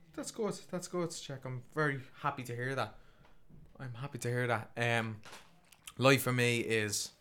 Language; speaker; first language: English; native; English